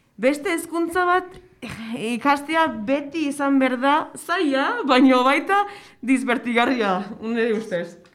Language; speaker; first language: Basque; non-native, learner; English